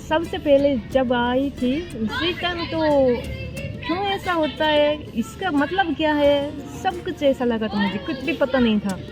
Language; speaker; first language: Hindi; non-native, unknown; Japanese